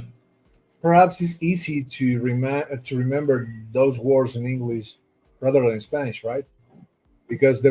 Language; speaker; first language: English; non-native, fluent; Spanish